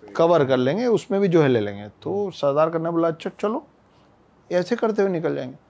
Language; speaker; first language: Hindi; native; Hindi